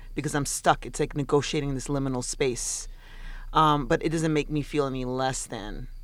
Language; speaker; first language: English; early bilingual, other home language; Spanish